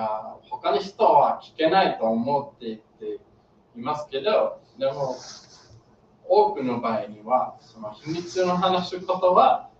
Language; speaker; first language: Japanese; non-native, learner; English